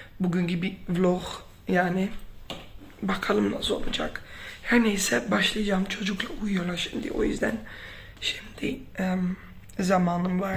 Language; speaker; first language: Turkish; non-native, fluent; Dutch